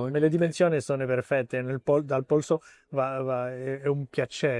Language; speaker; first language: Italian; non-native, learner; French